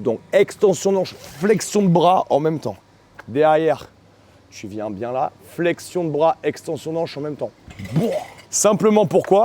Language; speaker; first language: French; native; French